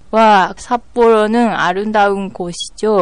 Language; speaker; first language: Korean; non-native, learner; Japanese